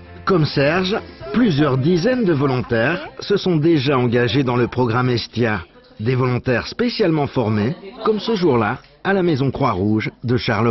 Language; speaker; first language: French; native; French